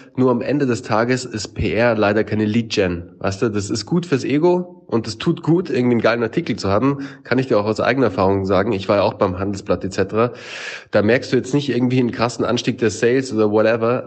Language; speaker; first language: German; native; German